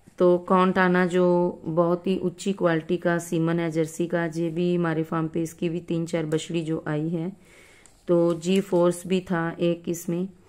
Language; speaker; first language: Hindi; non-native, local second language; Punjabi